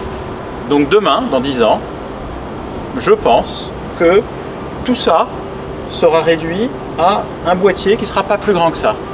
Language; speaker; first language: French; native; French